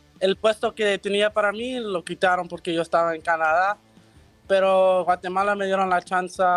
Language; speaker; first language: Spanish; early bilingual, heritage; Spanish